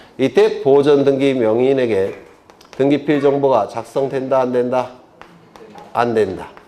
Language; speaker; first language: Korean; native; Korean